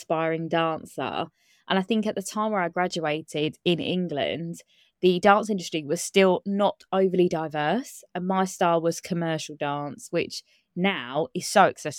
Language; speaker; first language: English; native; English